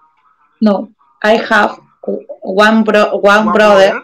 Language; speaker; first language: English; non-native, learner; Spanish